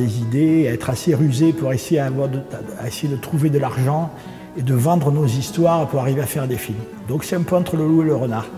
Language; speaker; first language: French; native; French